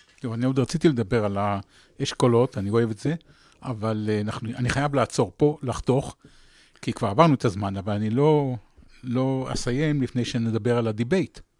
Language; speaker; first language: Hebrew; native; Hebrew